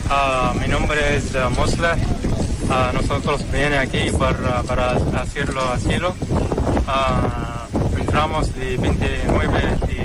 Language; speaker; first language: Spanish; non-native, learner; Arabic